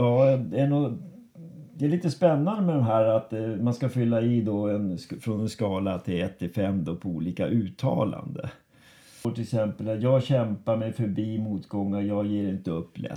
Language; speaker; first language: Swedish; native; Swedish